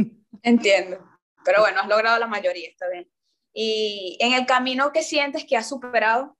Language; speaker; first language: Spanish; native; Spanish